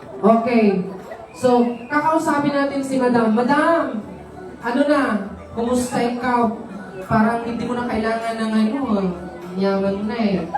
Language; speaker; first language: Filipino; native; Filipino